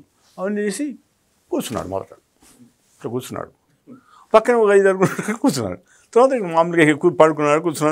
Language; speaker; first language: Telugu; native; Telugu